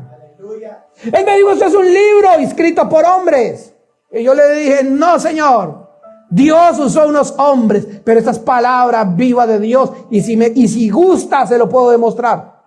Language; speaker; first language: Spanish; native; Spanish